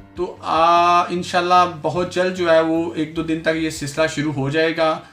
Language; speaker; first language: Urdu; native; Urdu